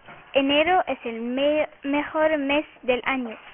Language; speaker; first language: Spanish; non-native, learner; French